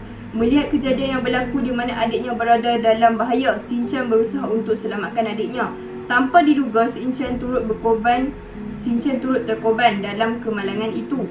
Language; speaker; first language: Malay; native; Malay